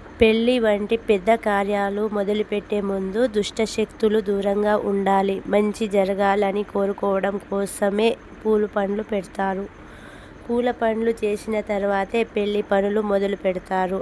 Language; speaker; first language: Telugu; non-native, local second language; Lambadi